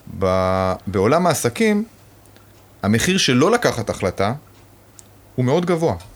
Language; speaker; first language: Hebrew; native; Hebrew